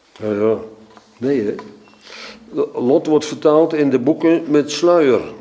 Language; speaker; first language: Dutch; native; Dutch